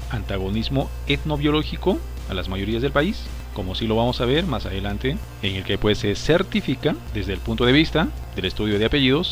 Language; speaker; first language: Spanish; native; Spanish